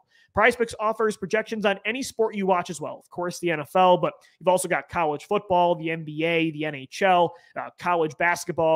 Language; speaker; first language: English; native; English